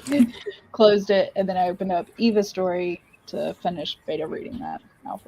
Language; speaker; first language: English; native; English